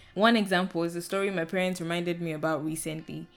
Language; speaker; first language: English; non-native, local second language; Yoruba